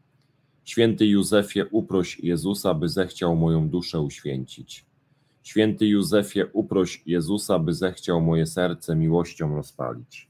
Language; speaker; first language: Polish; native; Polish